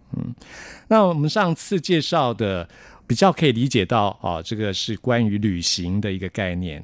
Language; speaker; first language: Chinese; native; Chinese